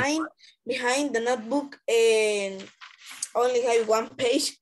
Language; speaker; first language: English; non-native, learner; Spanish